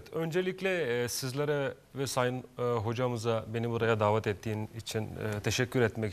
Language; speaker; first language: Turkish; non-native, fluent; Kashmiri